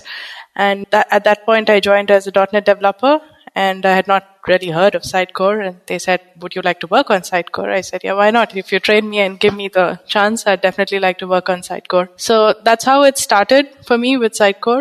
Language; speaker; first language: English; non-native, local second language; Bangla